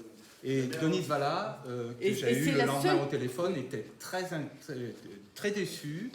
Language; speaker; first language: French; native; French